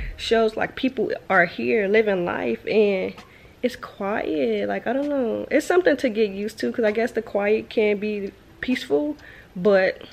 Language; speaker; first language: English; native; English